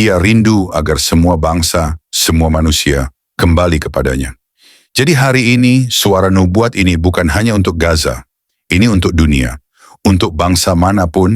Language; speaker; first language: Indonesian; native; Indonesian